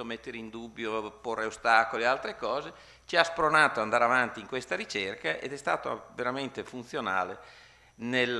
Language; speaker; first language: Italian; native; Italian